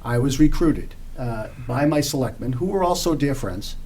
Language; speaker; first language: English; native; English